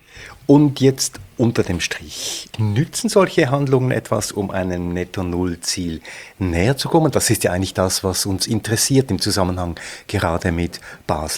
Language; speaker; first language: German; native; German